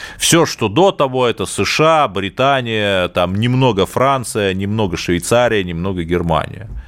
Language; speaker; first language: Russian; native; Russian